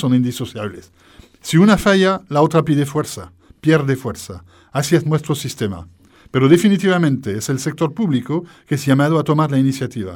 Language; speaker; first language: Spanish; native; Spanish